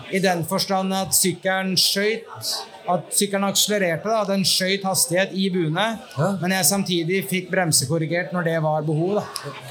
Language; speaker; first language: Norwegian; native; Norwegian